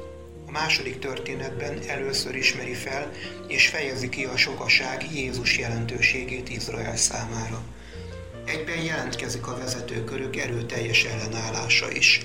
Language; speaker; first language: Hungarian; native; Hungarian